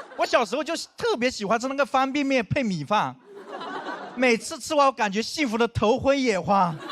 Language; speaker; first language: Chinese; non-native, local second language; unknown